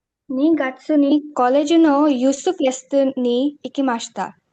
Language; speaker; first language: Japanese; non-native, learner; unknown